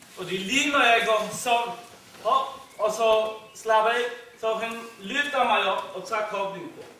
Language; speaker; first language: Danish; non-native, fluent; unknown